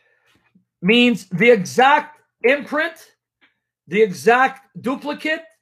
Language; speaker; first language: English; native; English